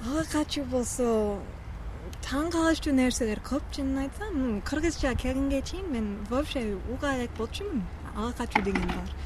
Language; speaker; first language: Kyrgyz; non-native, fluent; English